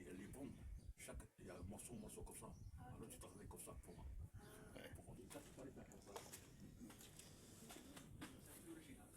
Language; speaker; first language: French; non-native, local second language; Arabic